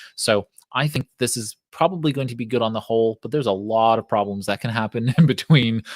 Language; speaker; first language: English; native; English